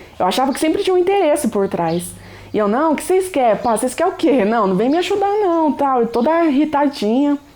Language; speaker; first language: Portuguese; native; Portuguese